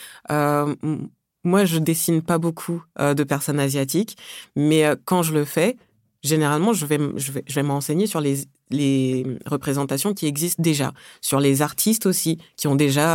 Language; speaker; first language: French; early bilingual, other home language; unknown